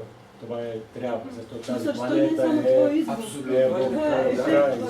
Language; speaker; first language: Bulgarian; non-native, learner; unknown